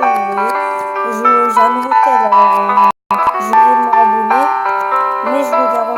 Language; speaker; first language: French; native; French